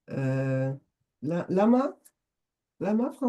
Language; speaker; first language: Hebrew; non-native, learner; French